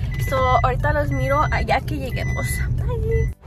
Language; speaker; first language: Spanish; early bilingual, heritage; Spanish